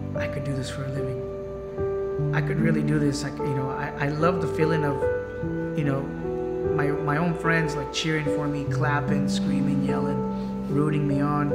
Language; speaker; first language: English; native; English